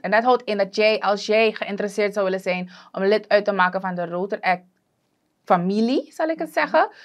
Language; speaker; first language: Dutch; native; Dutch